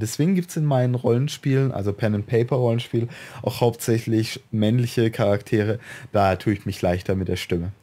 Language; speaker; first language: German; native; German